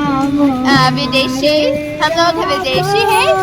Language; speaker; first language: Hindi; non-native, learner; English